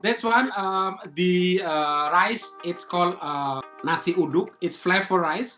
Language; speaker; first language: English; non-native, fluent; Indonesian